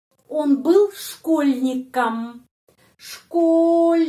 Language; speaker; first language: Russian; non-native, fluent; Indonesian